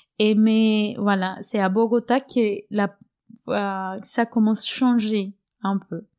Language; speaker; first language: French; non-native, fluent; Spanish